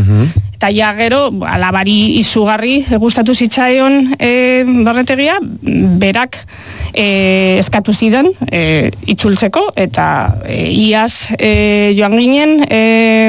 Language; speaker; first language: Basque; non-native, local second language; Spanish